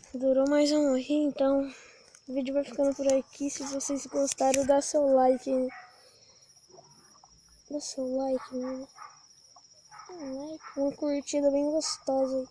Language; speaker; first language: Portuguese; native; Portuguese